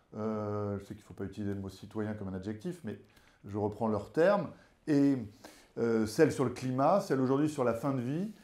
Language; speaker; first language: French; native; French